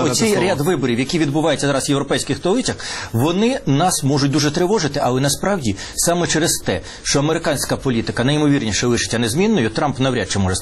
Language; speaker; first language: Ukrainian; native; Ukrainian